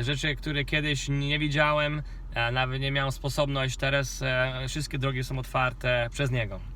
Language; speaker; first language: Polish; non-native, fluent; Kinyarwanda